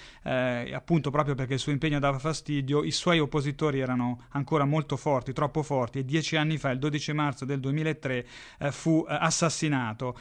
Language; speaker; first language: Italian; native; Italian